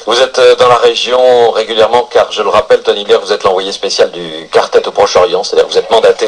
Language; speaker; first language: French; native; French